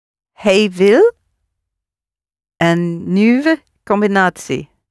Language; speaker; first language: Dutch; non-native, learner; English